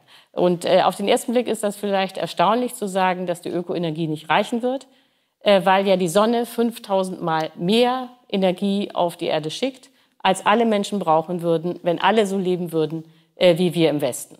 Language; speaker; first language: German; native; German